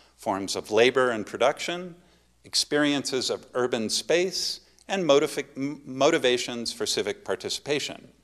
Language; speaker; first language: English; native; English